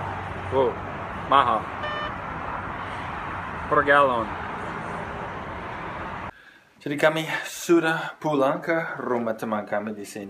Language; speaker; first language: Indonesian; non-native, fluent; English